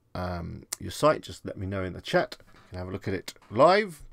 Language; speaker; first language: English; native; English